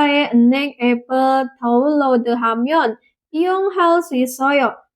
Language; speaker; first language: Korean; non-native, fluent; Indonesian